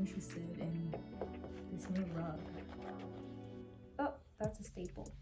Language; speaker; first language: English; native; English